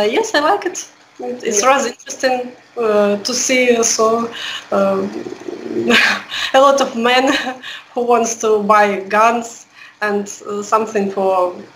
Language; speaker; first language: English; non-native, learner; Russian